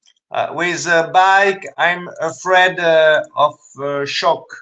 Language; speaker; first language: English; non-native, learner; French